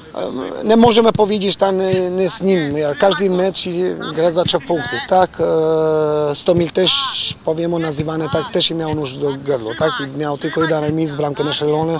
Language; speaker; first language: Polish; non-native, fluent; Albanian